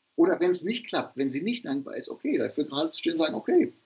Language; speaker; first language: German; native; German